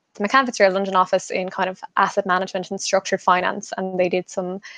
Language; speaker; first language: English; native; English